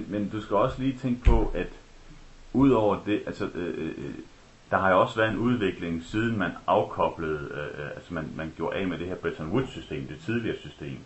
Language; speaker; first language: Danish; native; Danish